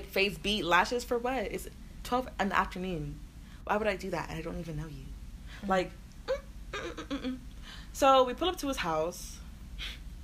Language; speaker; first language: English; native; English